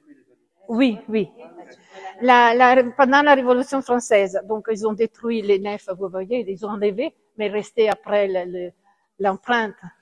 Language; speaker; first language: French; non-native, fluent; Italian